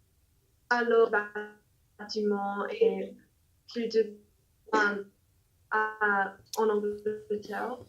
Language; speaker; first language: French; non-native, learner; English